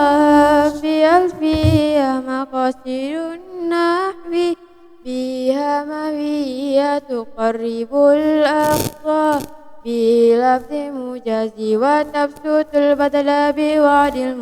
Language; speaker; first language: Arabic; non-native, learner; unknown